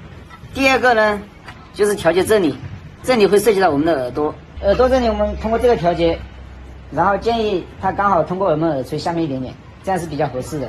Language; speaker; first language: Chinese; native; Chinese